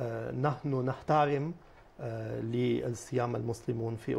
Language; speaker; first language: Arabic; non-native, fluent; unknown